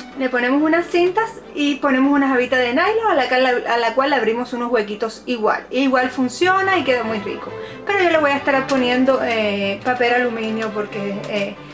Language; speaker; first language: Spanish; native; Spanish